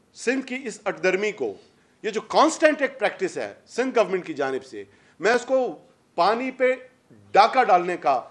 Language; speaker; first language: Urdu; non-native, local second language; Baluchi